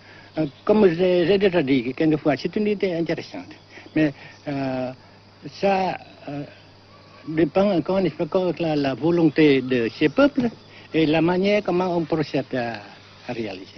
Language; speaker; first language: French; non-native, local second language; Vietnamese